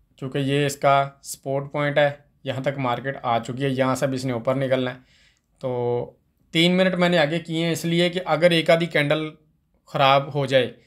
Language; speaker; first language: Urdu; non-native, local second language; Punjabi